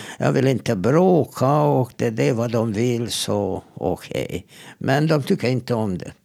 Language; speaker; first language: Swedish; non-native, fluent; Hebrew